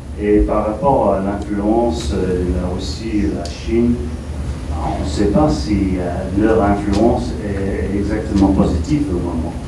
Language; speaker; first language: French; non-native, fluent; English